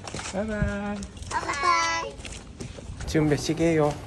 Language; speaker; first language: Korean; native; Korean